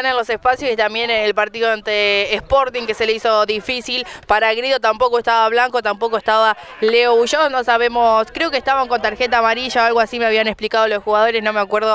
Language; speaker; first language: Spanish; native; Spanish